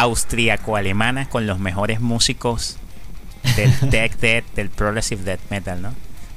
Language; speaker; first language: Spanish; native; Spanish